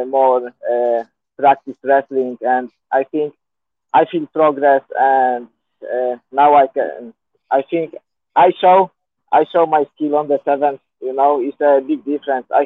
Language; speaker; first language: English; non-native, learner; Polish